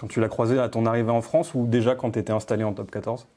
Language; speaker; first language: French; native; French